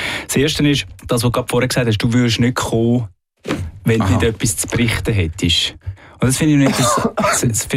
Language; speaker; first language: German; native; German